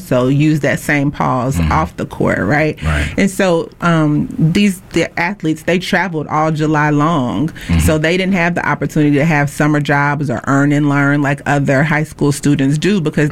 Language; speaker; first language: English; native; English